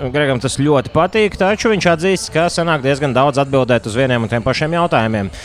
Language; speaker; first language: Latvian; native; Latvian